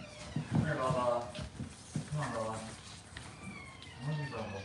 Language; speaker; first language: English; native; English